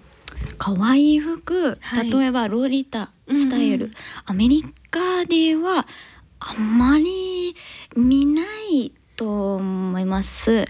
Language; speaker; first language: Japanese; non-native, learner; English